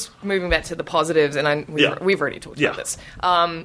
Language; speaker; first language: English; native; English